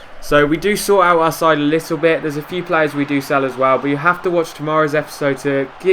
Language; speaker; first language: English; native; English